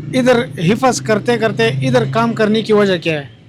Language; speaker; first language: Urdu; native; Urdu